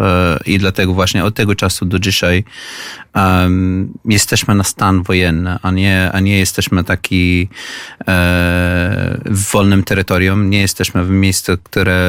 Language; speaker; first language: Polish; non-native, fluent; Arabic